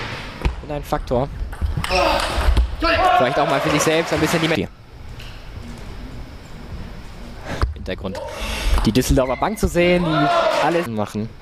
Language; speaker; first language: German; native; German